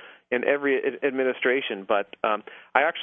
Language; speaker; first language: English; native; English